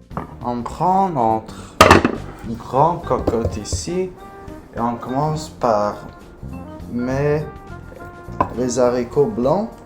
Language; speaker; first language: French; non-native, learner; English